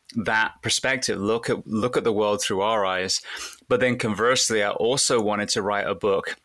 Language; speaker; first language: English; native; English